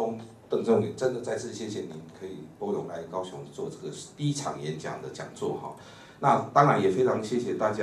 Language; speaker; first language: Chinese; native; Chinese